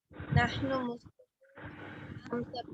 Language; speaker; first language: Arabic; non-native, learner; Urdu